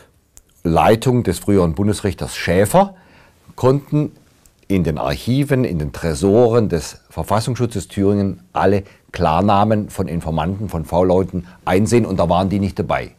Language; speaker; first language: German; native; German